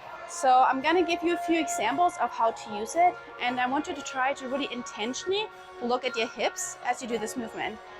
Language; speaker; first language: English; native; English